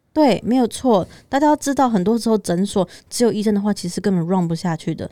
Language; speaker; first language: Chinese; native; Chinese